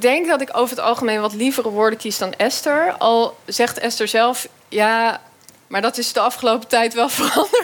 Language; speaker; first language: Dutch; native; Dutch